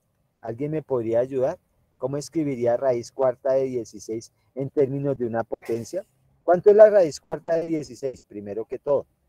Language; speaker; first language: Spanish; native; Spanish